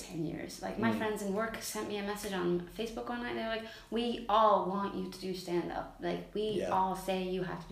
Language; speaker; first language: English; native; English